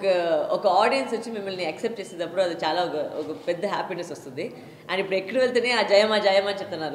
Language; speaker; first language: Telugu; non-native, local second language; Tamil